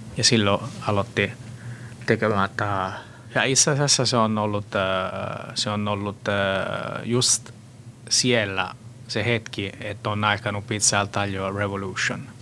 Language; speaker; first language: Finnish; non-native, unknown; Italian